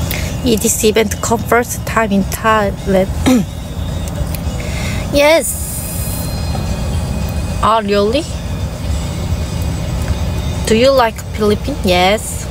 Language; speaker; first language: English; non-native, learner; Korean